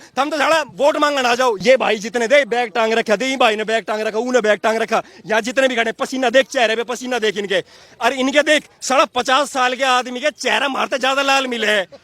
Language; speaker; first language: Hindi; native; Hindi